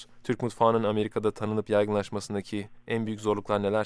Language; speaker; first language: Turkish; native; Turkish